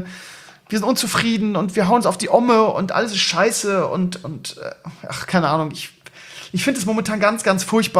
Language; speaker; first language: German; native; German